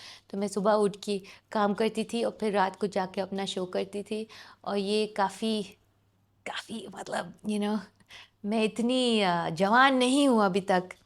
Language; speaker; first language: Hindi; non-native, local second language; English